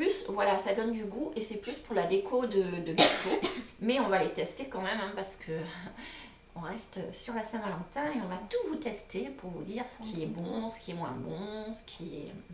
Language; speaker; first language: French; native; French